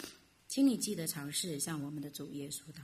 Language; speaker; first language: Chinese; native; Chinese